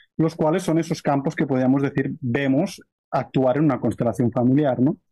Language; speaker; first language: Spanish; native; Spanish